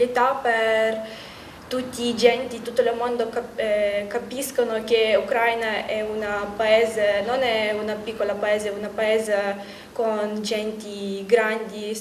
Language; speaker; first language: Italian; non-native, learner; Ukrainian